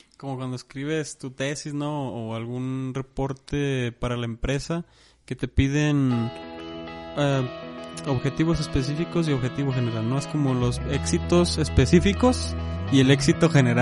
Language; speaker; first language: Spanish; native; Spanish